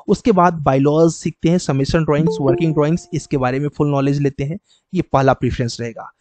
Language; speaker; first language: Hindi; native; Hindi